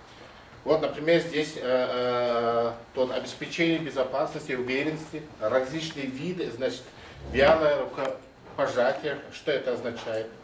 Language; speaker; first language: Russian; non-native, fluent; Mongolian